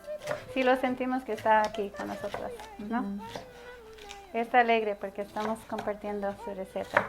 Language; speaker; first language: Spanish; early bilingual, heritage; Spanish